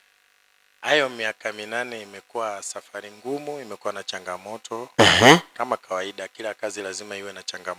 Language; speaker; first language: Swahili; non-native, local second language; Luo (Kenya and Tanzania)